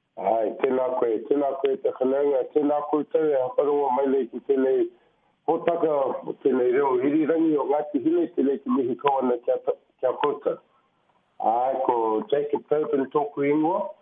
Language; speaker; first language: Māori; non-native, local second language; English